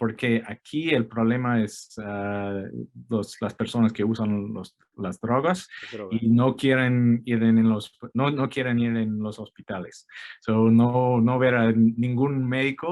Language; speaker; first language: Spanish; non-native, fluent; English